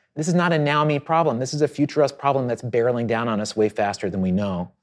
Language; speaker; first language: English; native; English